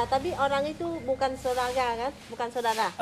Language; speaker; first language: Indonesian; non-native, learner; Vietnamese